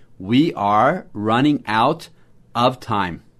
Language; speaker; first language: English; native; English